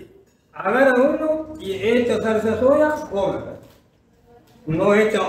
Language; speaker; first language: Spanish; non-native, learner; Japanese